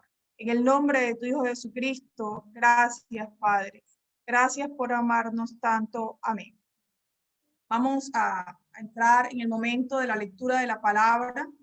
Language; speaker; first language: Spanish; native; Spanish